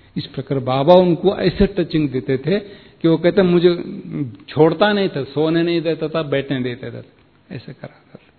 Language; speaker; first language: Hindi; non-native, local second language; Kannada